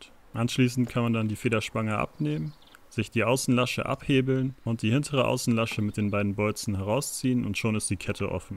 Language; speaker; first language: German; native; German